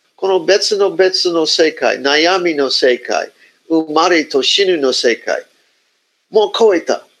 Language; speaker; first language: Japanese; non-native, learner; English